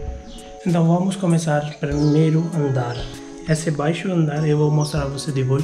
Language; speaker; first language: Portuguese; non-native, learner; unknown